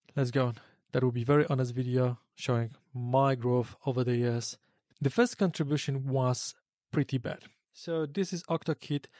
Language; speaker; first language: English; non-native, fluent; Polish